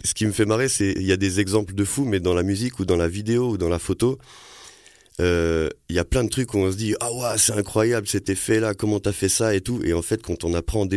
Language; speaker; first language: French; native; French